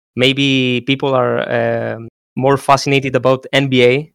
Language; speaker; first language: English; non-native, fluent; Greek